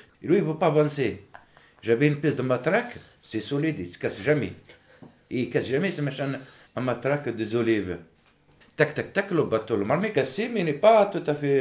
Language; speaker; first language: French; non-native, local second language; Arabic